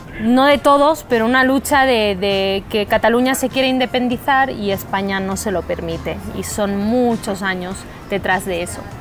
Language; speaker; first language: Spanish; native; Spanish